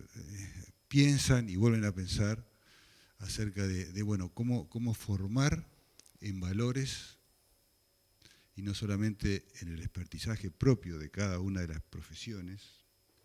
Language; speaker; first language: Spanish; native; Spanish